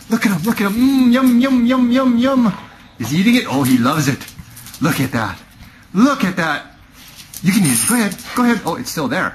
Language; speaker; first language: English; native; English